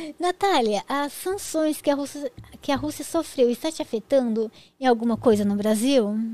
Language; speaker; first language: Portuguese; native; Portuguese